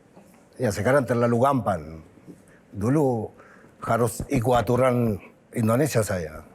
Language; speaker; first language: Indonesian; non-native, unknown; Spanish